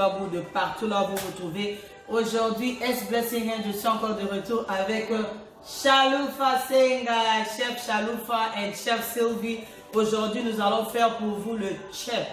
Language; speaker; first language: French; non-native, local second language; Lingala